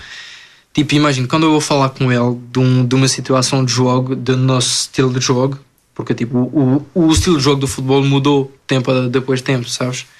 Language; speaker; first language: Portuguese; early bilingual, other home language; French